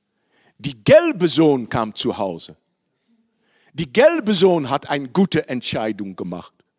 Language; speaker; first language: German; non-native, learner; Dutch